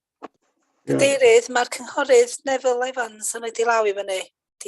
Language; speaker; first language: Welsh; native; Welsh